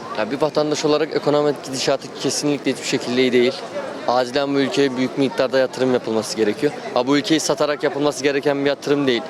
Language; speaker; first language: Turkish; native; Turkish